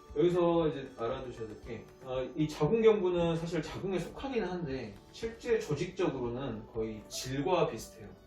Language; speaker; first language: Korean; native; Korean